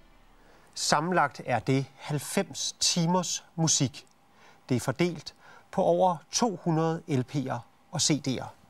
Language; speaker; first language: Danish; native; Danish